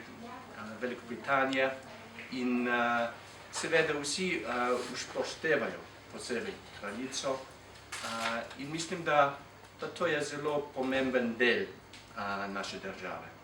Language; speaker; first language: Slovenian; non-native, fluent; English